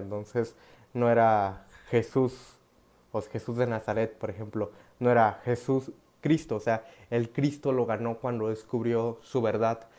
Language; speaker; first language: Spanish; native; Spanish